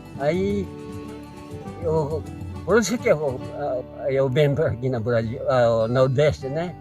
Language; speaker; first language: Portuguese; non-native, learner; Japanese